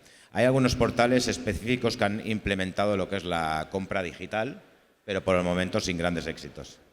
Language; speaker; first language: Spanish; native; Spanish